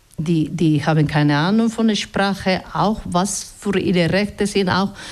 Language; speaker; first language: German; non-native, fluent; Basque